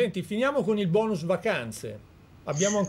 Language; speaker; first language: Italian; native; Italian